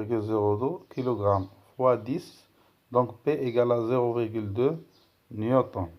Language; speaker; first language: French; non-native, local second language; Arabic